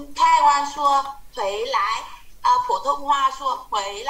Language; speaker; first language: Chinese; non-native, learner; Vietnamese